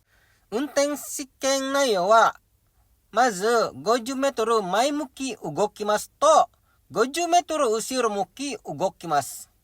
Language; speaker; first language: Japanese; non-native, learner; Indonesian